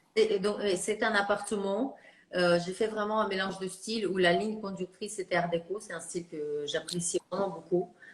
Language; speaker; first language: French; non-native, fluent; Russian